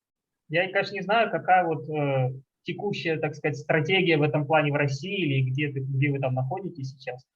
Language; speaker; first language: Russian; native; Russian